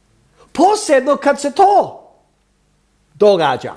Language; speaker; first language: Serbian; early bilingual, heritage; Serbian